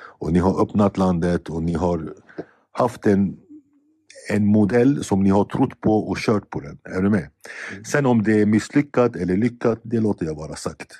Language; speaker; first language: Swedish; early bilingual, other home language; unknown